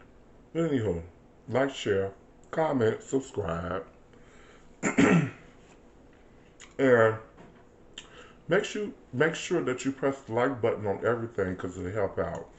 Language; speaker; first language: English; native; English